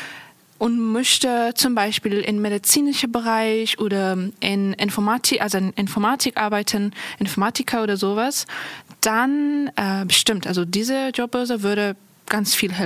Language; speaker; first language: German; non-native, local second language; Persian